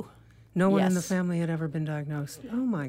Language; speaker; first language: English; native; English